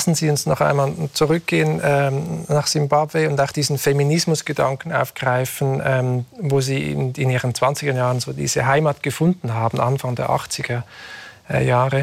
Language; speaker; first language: German; native; German